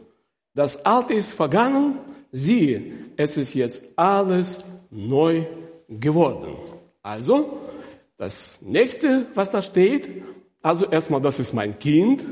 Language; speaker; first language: German; non-native, fluent; Russian